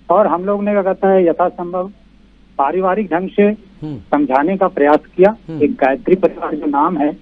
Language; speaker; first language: Hindi; native; Hindi